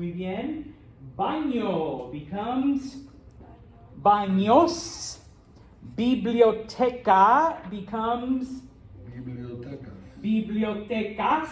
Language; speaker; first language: Spanish; non-native, fluent; English